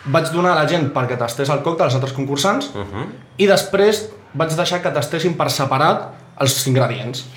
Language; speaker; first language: Catalan; native; Catalan